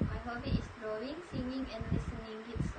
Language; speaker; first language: English; non-native, local second language; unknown